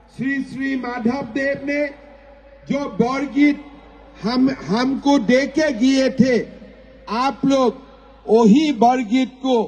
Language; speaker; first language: Hindi; non-native, local second language; Assamese